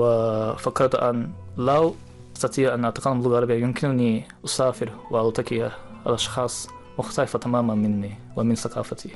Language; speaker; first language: Arabic; non-native, fluent; Japanese